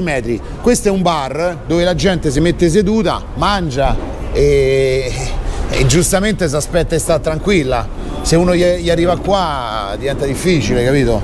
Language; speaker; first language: Italian; native; Italian